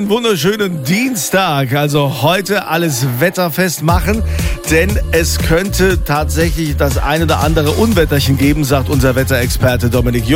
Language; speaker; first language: German; native; German